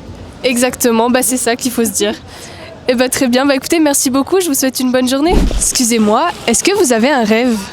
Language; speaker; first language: French; native; French